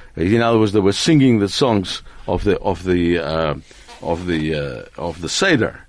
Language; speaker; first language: English; non-native, fluent; Spanish